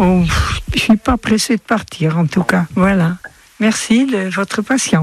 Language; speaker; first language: French; non-native, fluent; Dutch